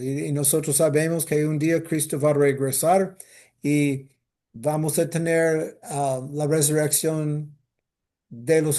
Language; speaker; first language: Spanish; non-native, fluent; English